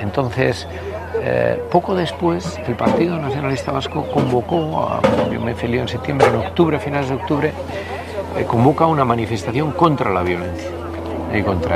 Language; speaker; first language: Spanish; native; Spanish